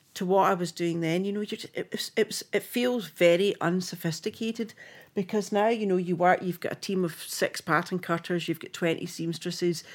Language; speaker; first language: English; native; English